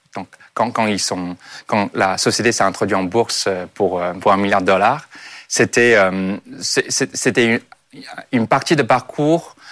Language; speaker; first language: French; non-native, fluent; Chinese